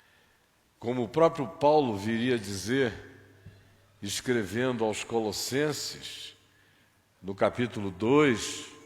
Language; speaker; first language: Portuguese; native; Portuguese